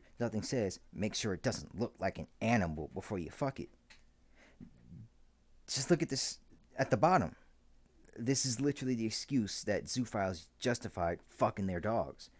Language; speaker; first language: English; native; English